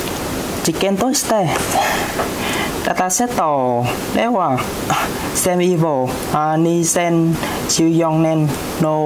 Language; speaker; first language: Japanese; non-native, learner; Vietnamese